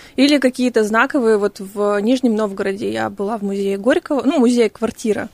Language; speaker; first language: Russian; native; Russian